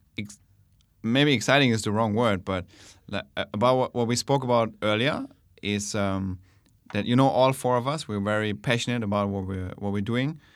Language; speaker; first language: English; non-native, fluent; German